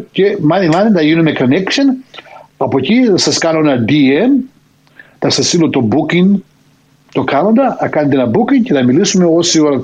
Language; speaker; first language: Greek; early bilingual, heritage; Greek